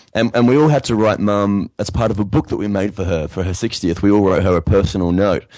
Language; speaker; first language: English; native; English